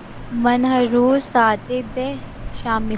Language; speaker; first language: Persian; non-native, learner; Urdu